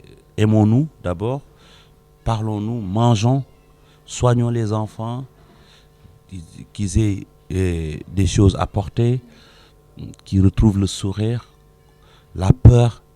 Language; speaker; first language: French; non-native, local second language; Wolof